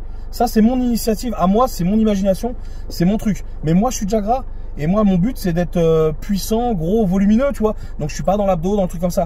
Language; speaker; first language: French; native; French